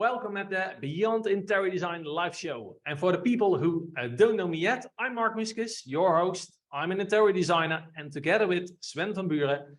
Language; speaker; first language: English; non-native, fluent; Dutch